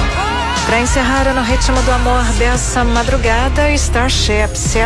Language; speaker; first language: Portuguese; native; Portuguese